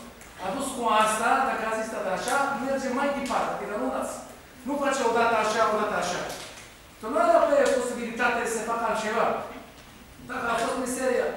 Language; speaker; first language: Romanian; non-native, learner; Hebrew